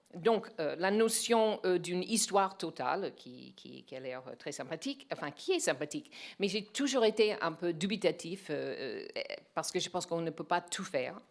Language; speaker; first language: French; non-native, fluent; English